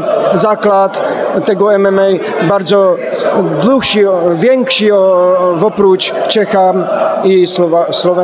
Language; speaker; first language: Polish; non-native, learner; Czech